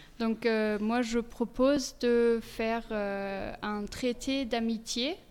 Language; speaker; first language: French; non-native, fluent; German